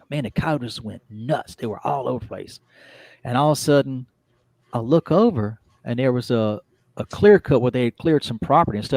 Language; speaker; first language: English; native; English